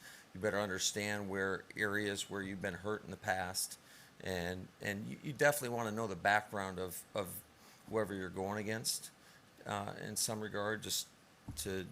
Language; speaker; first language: English; native; English